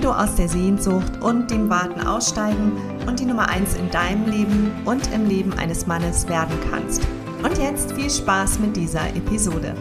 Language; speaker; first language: German; native; German